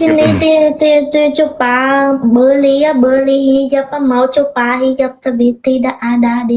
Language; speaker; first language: Indonesian; non-native, learner; Vietnamese